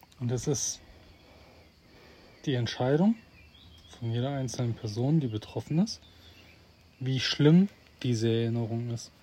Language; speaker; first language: German; native; German